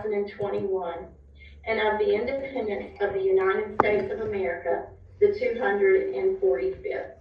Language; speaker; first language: English; native; English